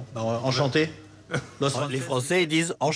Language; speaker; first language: French; native; French